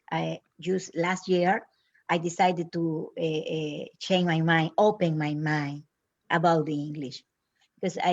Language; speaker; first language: English; non-native, learner; Spanish